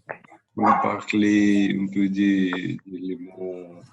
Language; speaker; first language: French; non-native, learner; Spanish